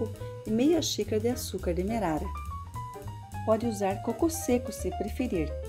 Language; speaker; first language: Portuguese; native; Portuguese